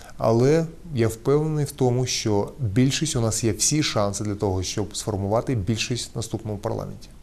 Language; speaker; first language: Ukrainian; non-native, local second language; Russian